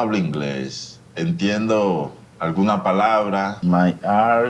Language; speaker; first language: Spanish; native; Spanish